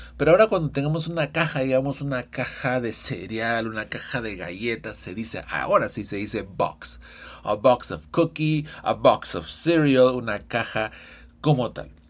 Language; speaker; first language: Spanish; early bilingual, heritage; Spanish